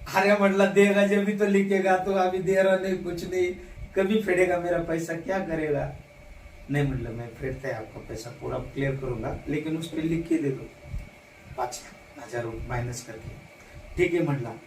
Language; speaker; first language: Hindi; non-native, local second language; Marathi